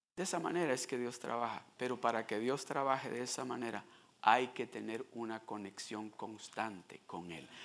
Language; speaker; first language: Spanish; early bilingual, heritage; Spanish